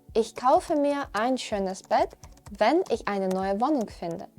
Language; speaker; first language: German; non-native, fluent; Ukrainian